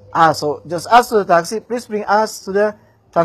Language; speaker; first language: English; non-native, learner; Indonesian